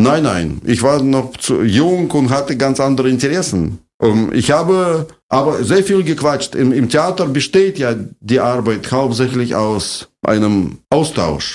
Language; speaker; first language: German; non-native, fluent; Russian